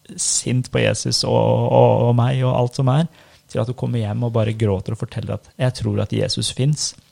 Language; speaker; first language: Norwegian; early bilingual, other home language; Persian